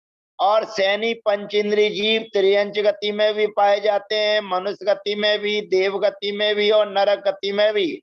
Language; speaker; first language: Hindi; native; Hindi